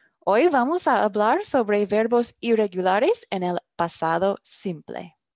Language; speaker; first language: Spanish; non-native, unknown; English